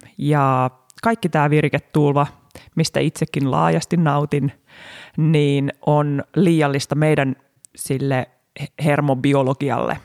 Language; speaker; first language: Finnish; native; Finnish